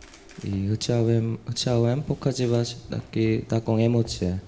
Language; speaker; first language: Polish; non-native, learner; Korean